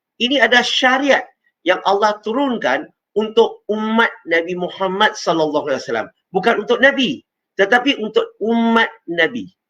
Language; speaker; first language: Malay; non-native, local second language; Chinese